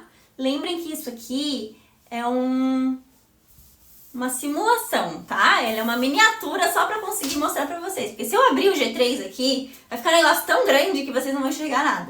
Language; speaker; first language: Portuguese; native; Portuguese